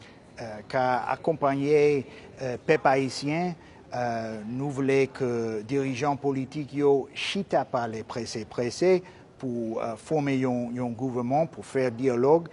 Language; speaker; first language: Haitian Creole; non-native, fluent; English